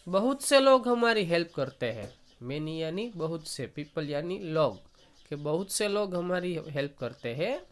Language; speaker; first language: Hindi; non-native, local second language; Gujarati